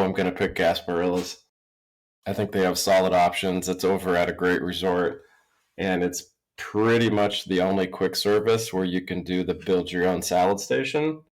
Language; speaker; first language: English; native; English